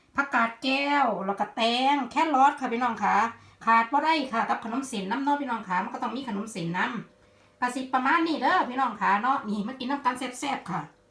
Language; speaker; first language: Thai; native; Thai